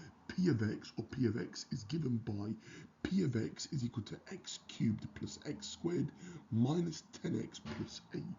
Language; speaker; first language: English; native; English